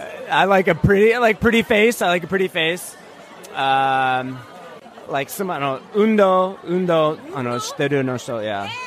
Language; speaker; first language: English; native; English